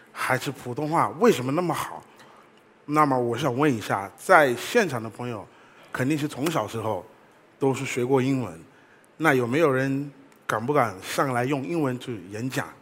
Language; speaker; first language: Chinese; non-native, fluent; English